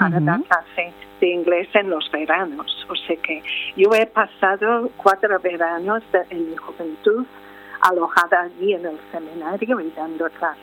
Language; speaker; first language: Spanish; non-native, fluent; English